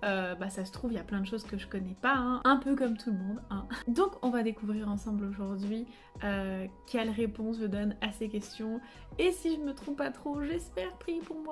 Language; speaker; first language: French; native; French